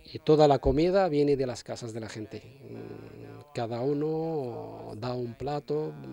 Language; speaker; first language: Spanish; non-native, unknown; Arabic